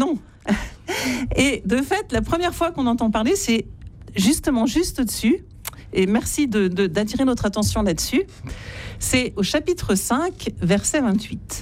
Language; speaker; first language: French; native; French